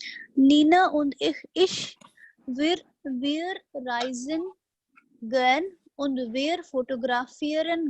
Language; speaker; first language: German; non-native, learner; Hindi